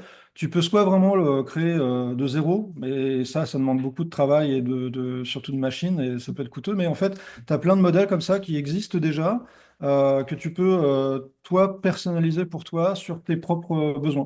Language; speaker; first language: French; native; French